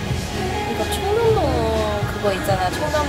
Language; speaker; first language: Korean; non-native, fluent; Chinese